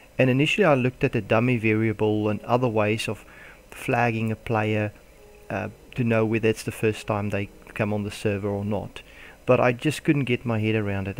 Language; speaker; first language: English; non-native, local second language; Afrikaans